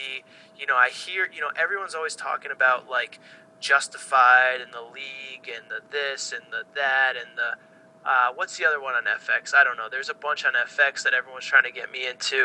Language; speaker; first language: English; native; English